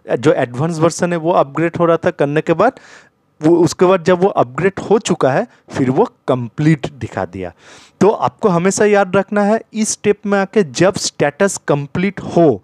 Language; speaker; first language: Hindi; non-native, local second language; Bangla